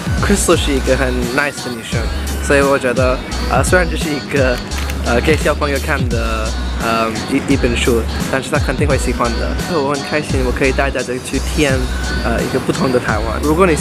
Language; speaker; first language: Chinese; non-native, fluent; Hindi